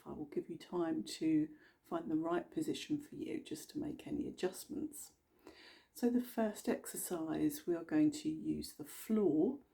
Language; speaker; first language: English; native; English